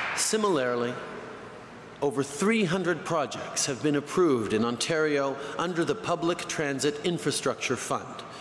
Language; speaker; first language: English; early bilingual, other home language; French